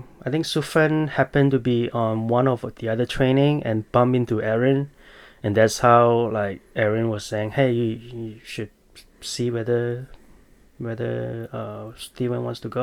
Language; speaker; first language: English; non-native, local second language; Chinese